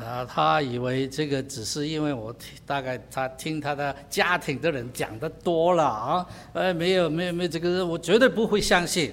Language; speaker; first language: Chinese; native; Chinese